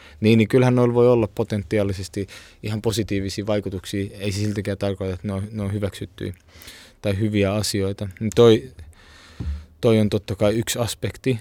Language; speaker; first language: Finnish; early bilingual, other home language; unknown